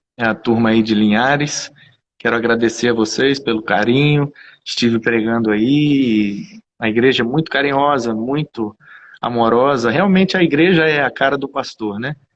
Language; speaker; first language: Portuguese; native; Portuguese